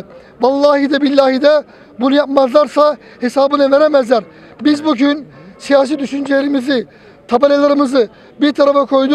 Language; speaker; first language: Turkish; native; Turkish